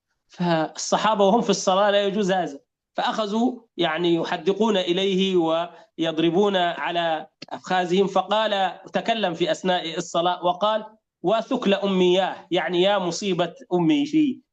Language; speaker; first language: Arabic; native; Arabic